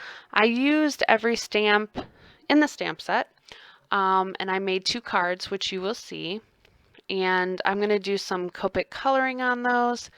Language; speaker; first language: English; native; English